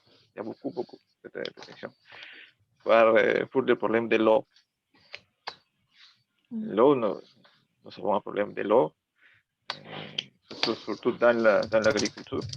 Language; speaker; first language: French; non-native, learner; Spanish